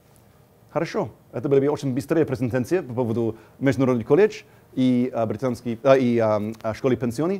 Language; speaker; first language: Russian; non-native, fluent; English